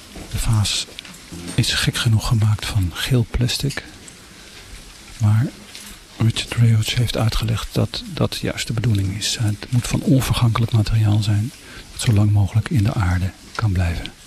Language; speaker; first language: Dutch; native; Dutch